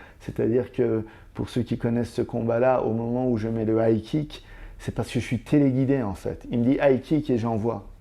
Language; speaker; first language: French; native; French